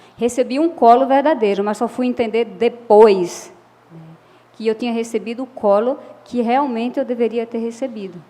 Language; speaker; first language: Portuguese; native; Portuguese